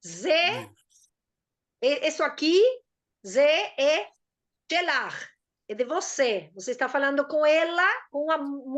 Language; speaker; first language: Portuguese; non-native, fluent; Spanish